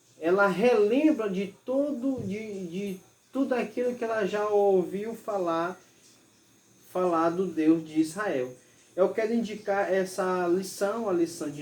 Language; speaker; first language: Portuguese; native; Portuguese